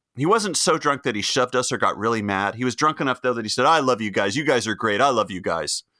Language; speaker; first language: English; native; English